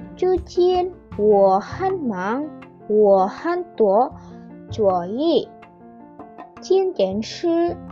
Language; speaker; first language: Chinese; non-native, learner; Indonesian